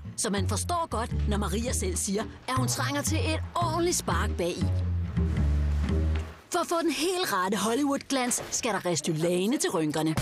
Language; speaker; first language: Danish; native; Danish